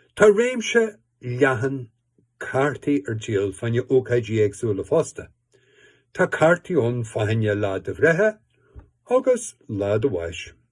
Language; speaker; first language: Irish; native; Irish